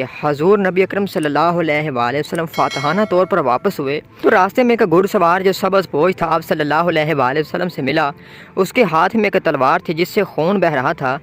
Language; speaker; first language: Urdu; native; Urdu